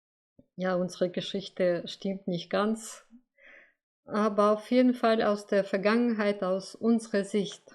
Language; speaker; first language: German; non-native, fluent; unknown